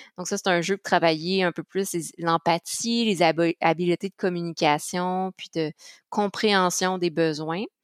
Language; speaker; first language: French; native; French